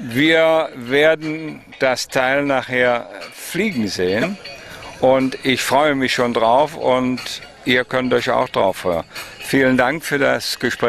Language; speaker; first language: German; native; German